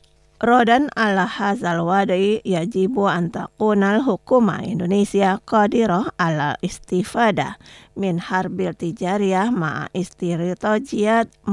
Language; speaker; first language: Arabic; non-native, fluent; Indonesian